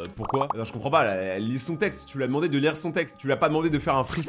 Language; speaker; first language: French; native; French